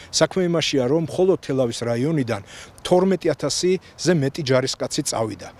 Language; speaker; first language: Georgian; native; Georgian